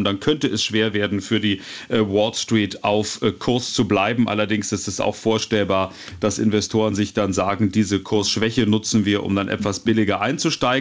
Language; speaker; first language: German; native; German